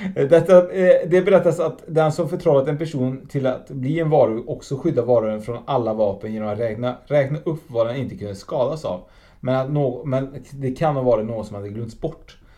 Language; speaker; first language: Swedish; native; Swedish